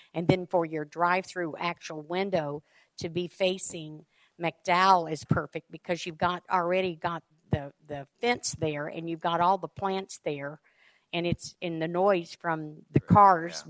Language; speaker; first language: English; native; English